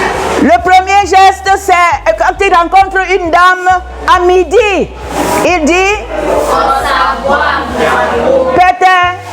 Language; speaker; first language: French; non-native, local second language; Duala